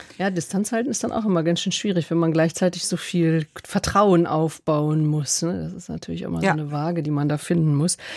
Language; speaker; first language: German; native; German